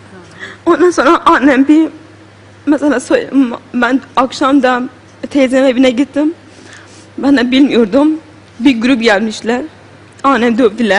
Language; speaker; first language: Turkish; non-native, learner; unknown